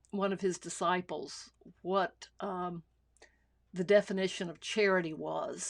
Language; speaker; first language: English; native; English